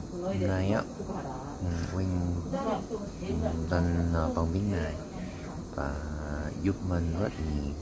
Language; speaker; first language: Vietnamese; non-native, learner; Korean